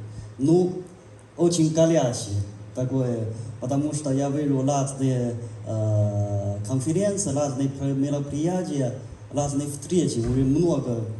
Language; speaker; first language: Russian; non-native, learner; Chinese